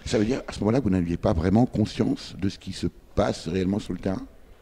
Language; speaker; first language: French; native; French